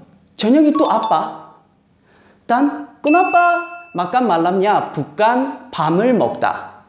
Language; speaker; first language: Indonesian; non-native, fluent; Korean